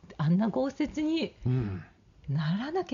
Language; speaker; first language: Japanese; native; Japanese